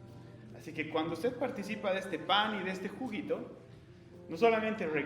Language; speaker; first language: Spanish; native; Spanish